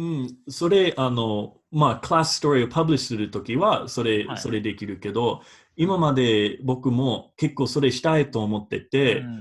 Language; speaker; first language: Japanese; non-native, fluent; English